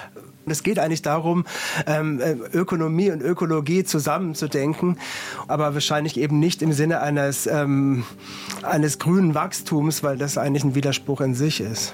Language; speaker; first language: German; native; German